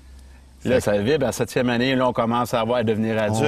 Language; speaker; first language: French; native; French